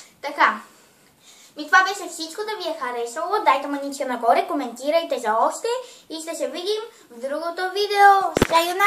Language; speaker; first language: Bulgarian; early bilingual, heritage; Bulgarian